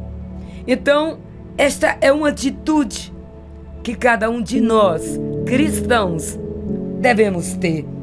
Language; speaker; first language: Portuguese; native; Portuguese